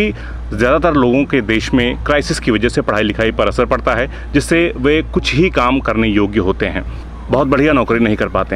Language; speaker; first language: Hindi; native; Hindi